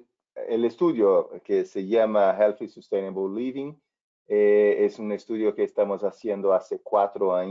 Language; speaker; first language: Spanish; non-native, fluent; Portuguese